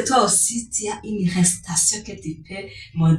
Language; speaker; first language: French; non-native, local second language; Kinyarwanda